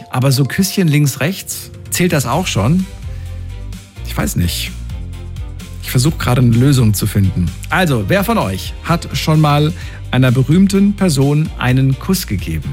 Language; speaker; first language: German; native; German